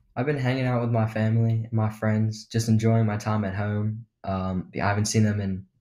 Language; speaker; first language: English; native; English